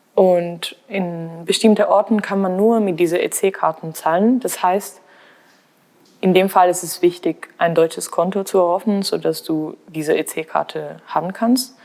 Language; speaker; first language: German; non-native, fluent; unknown